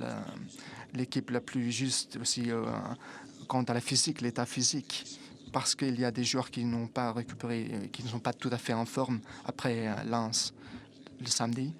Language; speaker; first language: French; non-native, fluent; Italian